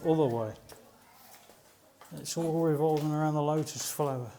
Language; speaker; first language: English; native; English